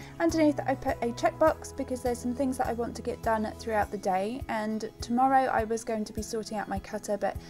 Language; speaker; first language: English; native; English